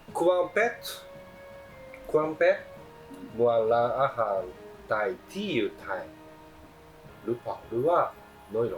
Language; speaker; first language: Thai; non-native, learner; Japanese